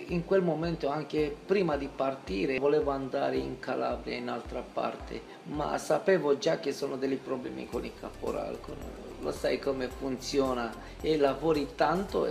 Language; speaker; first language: Italian; non-native, fluent; Romanian